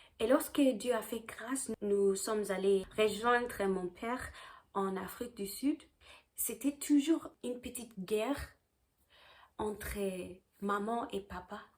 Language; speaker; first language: French; early bilingual, heritage; French